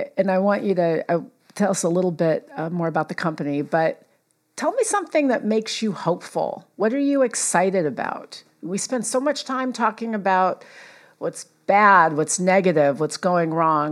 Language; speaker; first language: English; native; English